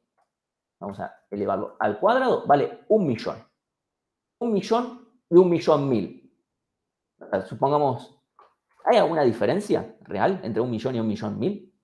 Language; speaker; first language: Spanish; native; Spanish